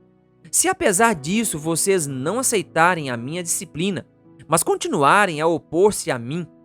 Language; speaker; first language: Portuguese; native; Portuguese